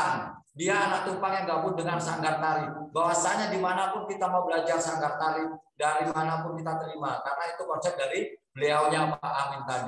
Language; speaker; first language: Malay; non-native, local second language; Javanese